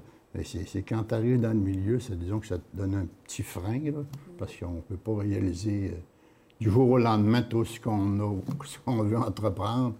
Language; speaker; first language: French; native; French